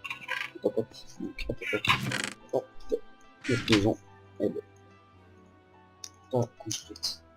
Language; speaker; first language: French; native; French